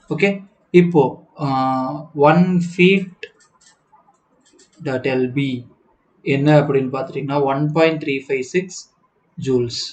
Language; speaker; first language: Tamil; native; Tamil